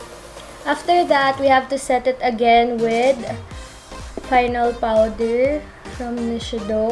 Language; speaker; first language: English; non-native, local second language; Filipino